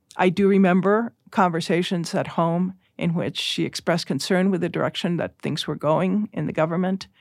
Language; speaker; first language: English; early bilingual, other home language; Spanish